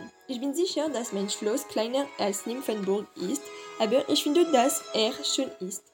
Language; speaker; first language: German; non-native, learner; French